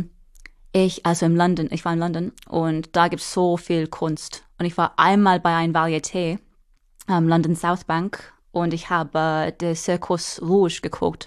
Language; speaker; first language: German; non-native, fluent; English